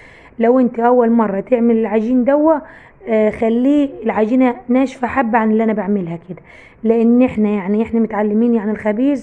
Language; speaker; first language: Arabic; native; Arabic